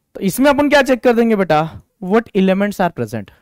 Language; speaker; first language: Hindi; non-native, local second language; Marathi